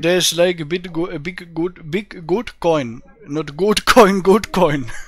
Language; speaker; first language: English; non-native, fluent; German